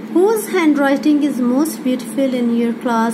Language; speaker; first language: English; non-native, local second language; Punjabi